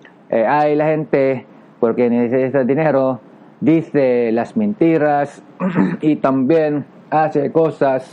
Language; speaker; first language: Spanish; non-native, learner; Japanese